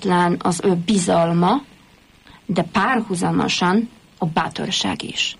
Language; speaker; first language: Hungarian; non-native, fluent; Polish